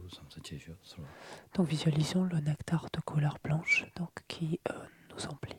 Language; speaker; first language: French; native; French